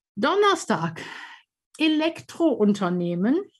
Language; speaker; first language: German; native; German